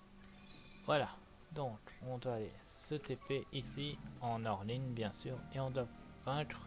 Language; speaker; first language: French; native; French